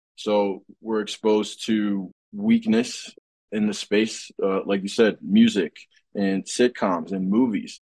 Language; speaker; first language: English; native; English